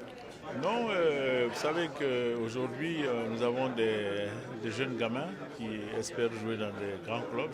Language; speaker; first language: French; native; French